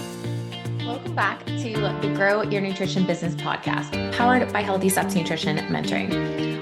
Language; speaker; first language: English; native; English